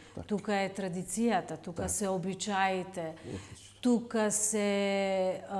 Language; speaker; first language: Macedonian; non-native, local second language; Bosnian